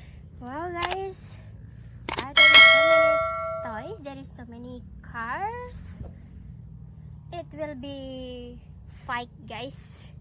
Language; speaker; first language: English; non-native, learner; Indonesian